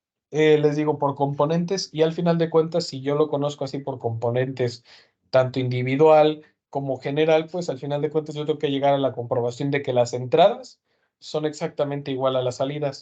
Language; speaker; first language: Spanish; native; Spanish